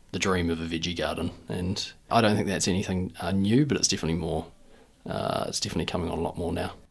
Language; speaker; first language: English; native; English